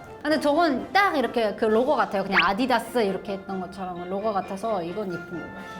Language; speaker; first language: Korean; non-native, fluent; Kazakh